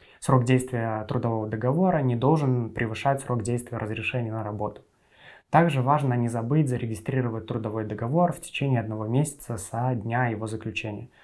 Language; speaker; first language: Russian; native; Russian